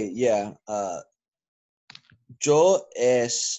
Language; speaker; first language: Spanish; non-native, learner; English